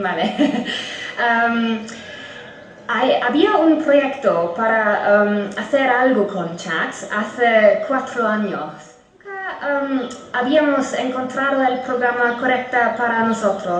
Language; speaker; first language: Spanish; non-native, fluent; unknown